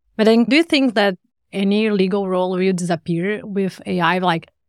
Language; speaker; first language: English; non-native, fluent; Portuguese